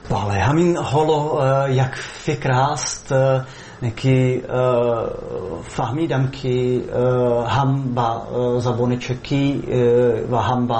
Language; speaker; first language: Persian; non-native, learner; Czech